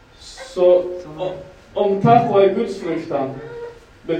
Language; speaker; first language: Swedish; non-native, fluent; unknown